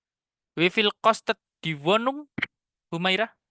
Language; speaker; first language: German; non-native, fluent; Indonesian